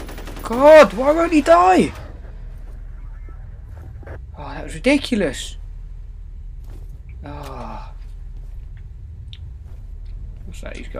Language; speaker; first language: English; native; English